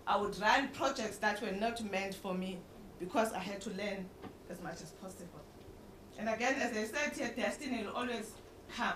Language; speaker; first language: English; non-native, local second language; Xhosa